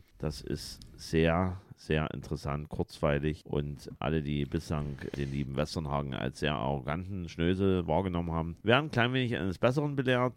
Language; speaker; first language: German; native; German